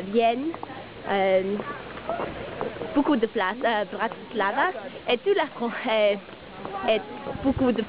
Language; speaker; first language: French; non-native, learner; English